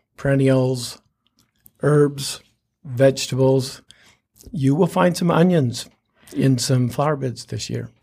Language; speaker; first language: English; native; English